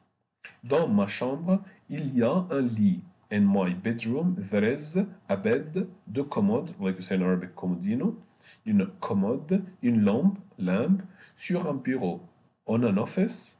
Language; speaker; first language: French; non-native, fluent; Arabic